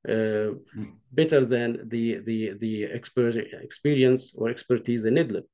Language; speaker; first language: English; non-native, fluent; Arabic